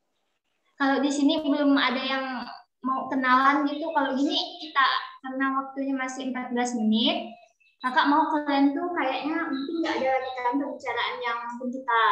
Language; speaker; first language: Indonesian; native; Indonesian